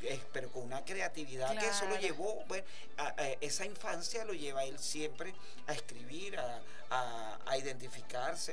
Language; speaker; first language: Spanish; native; Spanish